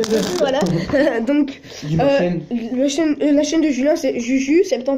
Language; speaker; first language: French; native; French